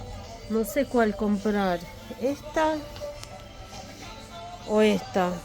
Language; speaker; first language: Spanish; non-native, fluent; Russian